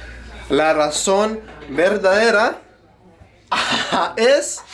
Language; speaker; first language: Spanish; early bilingual, heritage; Spanish